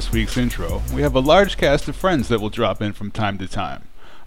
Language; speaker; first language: English; native; English